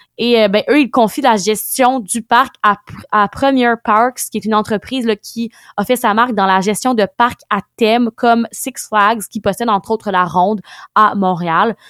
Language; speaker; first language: French; native; French